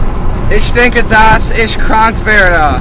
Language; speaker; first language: German; non-native, learner; English